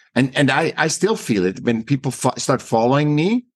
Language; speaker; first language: English; non-native, fluent; German